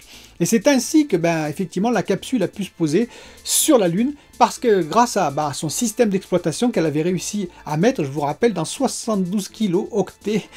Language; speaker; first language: French; native; French